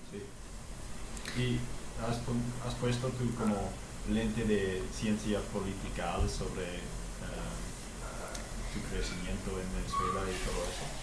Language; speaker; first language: Spanish; non-native, fluent; English